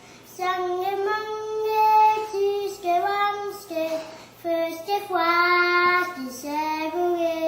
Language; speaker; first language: Danish; early bilingual, heritage; Danish